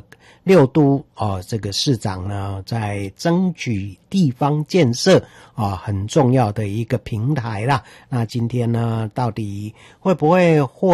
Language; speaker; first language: Chinese; native; Chinese